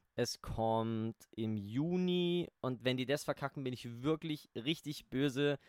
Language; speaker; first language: German; native; German